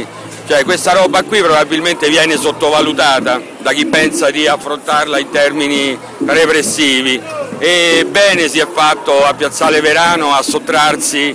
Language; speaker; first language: Italian; native; Italian